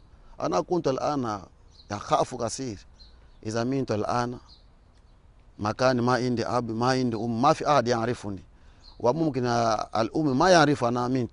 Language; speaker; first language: Arabic; non-native, learner; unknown